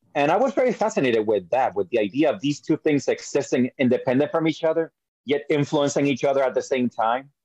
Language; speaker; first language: English; early bilingual, other home language; Spanish